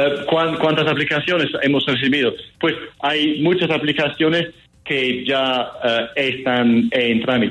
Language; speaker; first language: Spanish; non-native, fluent; English